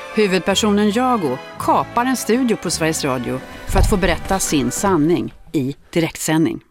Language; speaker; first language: Swedish; native; Swedish